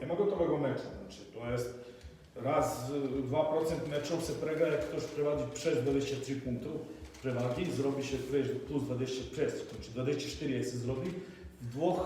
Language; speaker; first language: Polish; non-native, learner; Croatian